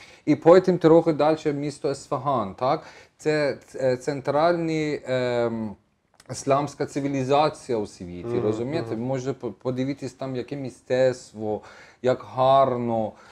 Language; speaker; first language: Ukrainian; non-native, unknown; Persian